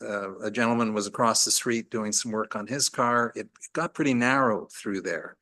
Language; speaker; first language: English; native; English